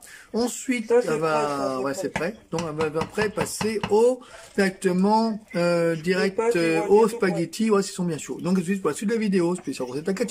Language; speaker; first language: French; native; French